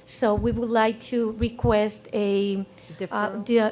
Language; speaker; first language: English; non-native, fluent; Spanish